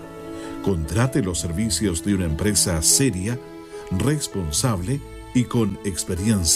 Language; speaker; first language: Spanish; native; Spanish